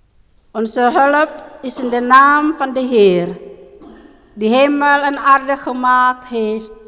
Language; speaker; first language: Dutch; non-native, learner; Indonesian